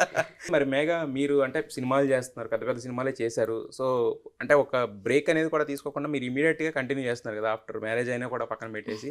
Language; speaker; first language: Telugu; native; Telugu